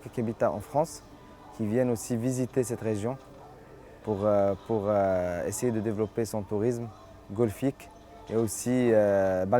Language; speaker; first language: French; non-native, local second language; Arabic